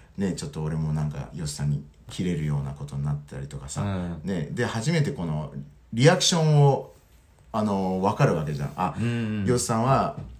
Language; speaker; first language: Japanese; non-native, fluent; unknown